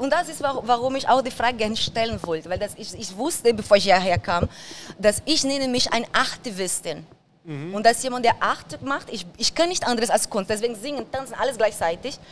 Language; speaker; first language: German; non-native, fluent; Portuguese